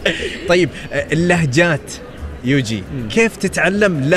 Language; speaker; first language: Arabic; native; Arabic